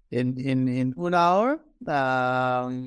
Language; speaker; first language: Spanish; non-native, fluent; English